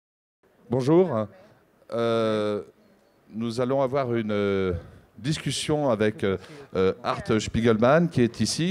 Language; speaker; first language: French; native; French